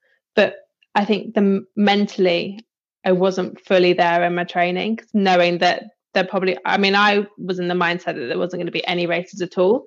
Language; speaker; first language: English; native; English